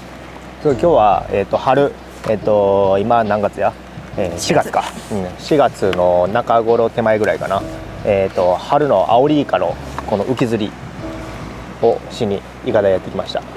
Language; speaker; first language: Japanese; native; Japanese